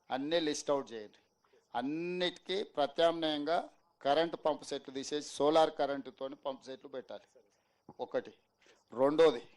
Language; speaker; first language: Telugu; native; Telugu